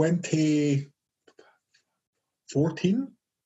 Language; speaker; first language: English; native; English